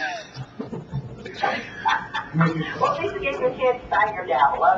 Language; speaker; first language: English; native; English